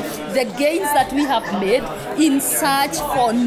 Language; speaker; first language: English; non-native, local second language; Kikuyu